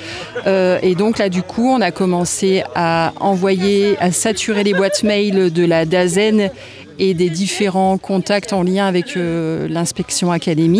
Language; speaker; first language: French; native; French